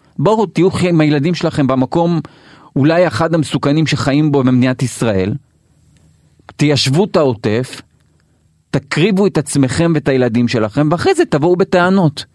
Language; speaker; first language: Hebrew; native; Hebrew